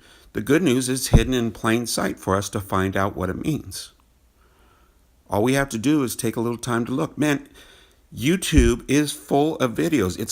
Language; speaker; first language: English; native; English